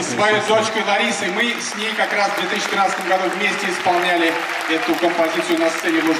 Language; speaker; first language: Russian; native; Russian